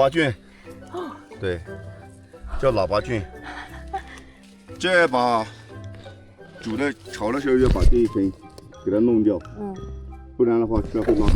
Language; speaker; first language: Chinese; native; Chinese